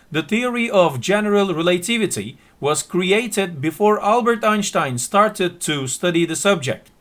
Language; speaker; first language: English; non-native, fluent; Turkish